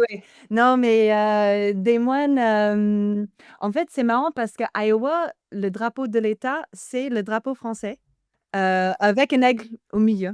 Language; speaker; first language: French; non-native, fluent; English